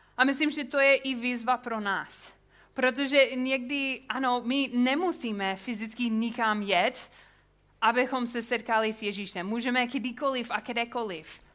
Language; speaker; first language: Czech; non-native, fluent; English